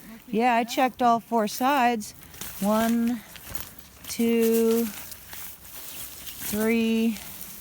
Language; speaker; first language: English; native; English